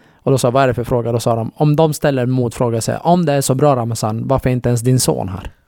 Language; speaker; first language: Swedish; early bilingual, other home language; Kurdish